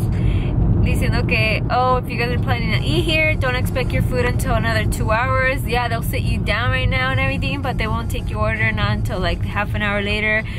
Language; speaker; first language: English; early bilingual, other home language; Spanish